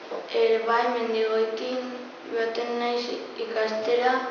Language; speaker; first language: Basque; non-native, local second language; Spanish